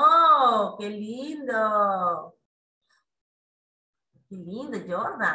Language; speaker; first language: Spanish; native; Spanish